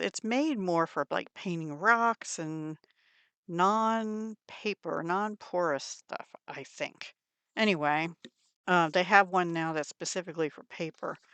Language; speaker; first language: English; native; English